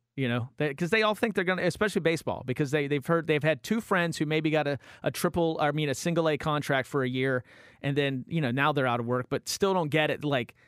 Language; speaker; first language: English; native; English